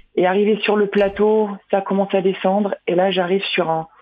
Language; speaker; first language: French; native; French